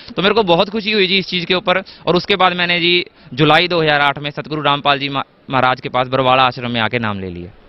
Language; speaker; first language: Hindi; native; Hindi